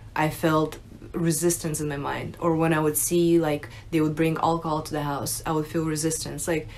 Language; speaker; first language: English; early bilingual, other home language; Russian